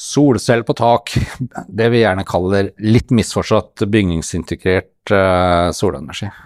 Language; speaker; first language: Norwegian; native; Norwegian